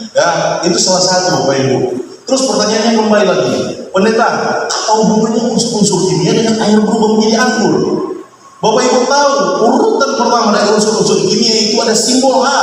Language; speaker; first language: Indonesian; native; Indonesian